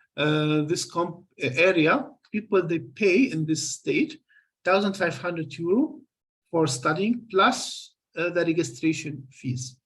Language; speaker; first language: English; non-native, fluent; Arabic